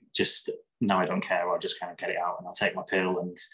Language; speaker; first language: English; native; English